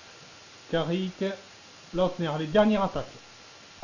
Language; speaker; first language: French; native; French